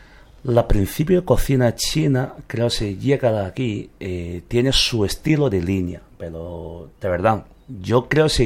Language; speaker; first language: Spanish; non-native, learner; Chinese